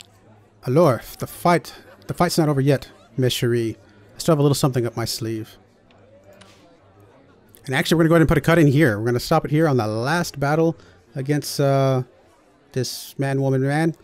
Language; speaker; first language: English; native; English